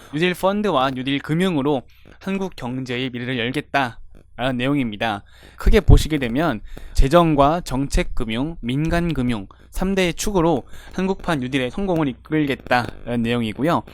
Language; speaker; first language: Korean; native; Korean